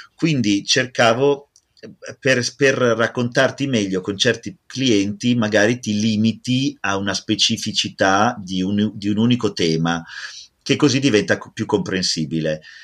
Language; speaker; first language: Italian; native; Italian